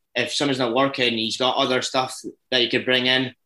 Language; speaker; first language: English; native; English